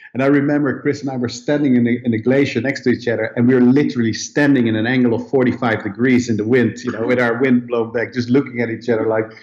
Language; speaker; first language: English; non-native, fluent; Dutch